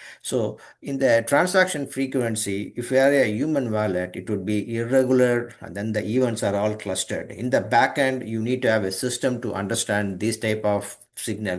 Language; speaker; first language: English; non-native, local second language; Tamil